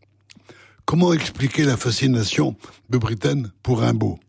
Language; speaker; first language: French; native; French